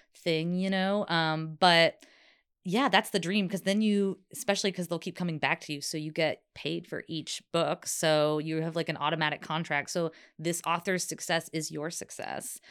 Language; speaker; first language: English; native; English